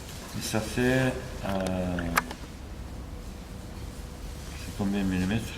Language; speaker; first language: French; non-native, fluent; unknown